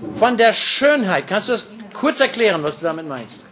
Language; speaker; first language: German; non-native, fluent; English